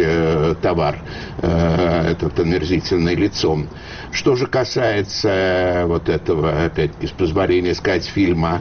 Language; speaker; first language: Russian; native; Russian